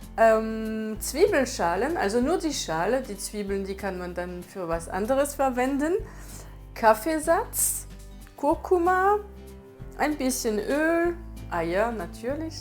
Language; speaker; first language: German; non-native, fluent; French